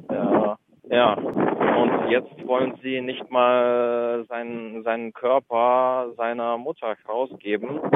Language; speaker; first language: German; early bilingual, other home language; Russian